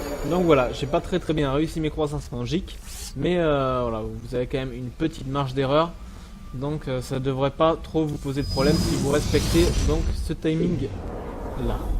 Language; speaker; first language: French; native; French